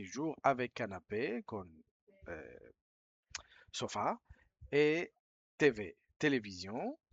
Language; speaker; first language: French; non-native, fluent; Spanish